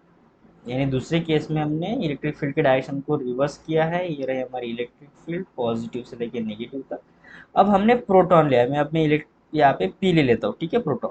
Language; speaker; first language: Hindi; native; Hindi